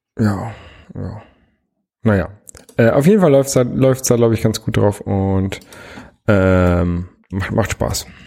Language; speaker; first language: German; native; German